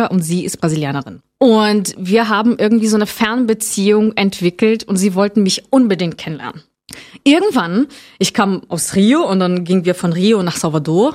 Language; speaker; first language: German; non-native, fluent; Portuguese